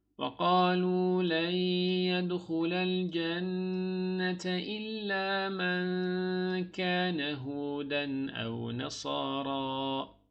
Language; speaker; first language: Arabic; non-native, fluent; Turkish